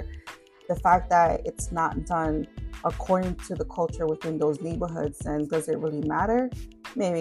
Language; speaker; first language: English; early bilingual, other home language; Spanish